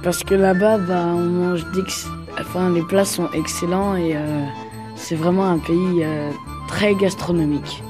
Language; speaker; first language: French; native; French